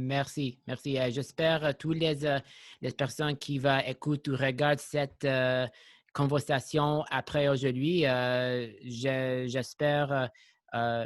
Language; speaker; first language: French; non-native, local second language; English